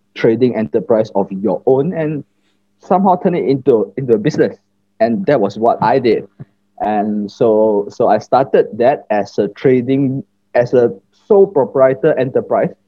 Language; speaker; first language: English; non-native, local second language; Chinese